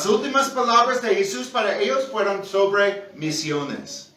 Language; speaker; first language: Spanish; non-native, fluent; English